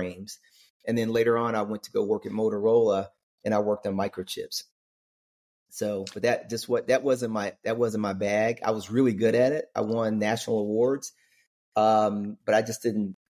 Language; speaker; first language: English; native; English